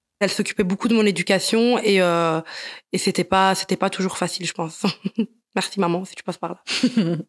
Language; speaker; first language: French; non-native, fluent; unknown